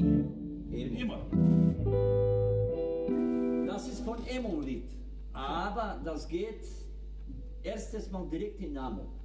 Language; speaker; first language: German; non-native, learner; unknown